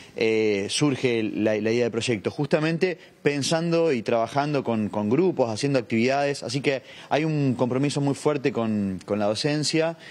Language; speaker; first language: Spanish; native; Spanish